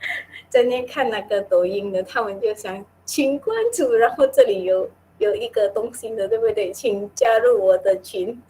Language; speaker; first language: Chinese; non-native, local second language; Min Nan Chinese